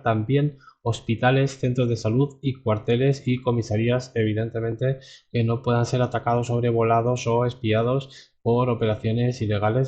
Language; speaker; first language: Spanish; native; Spanish